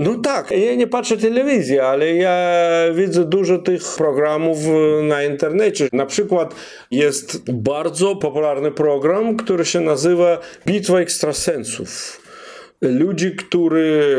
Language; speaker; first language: Polish; non-native, fluent; Russian